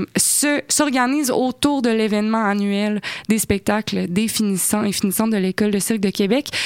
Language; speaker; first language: French; native; French